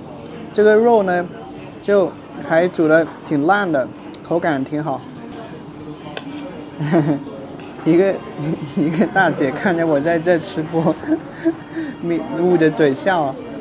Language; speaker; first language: Chinese; native; Chinese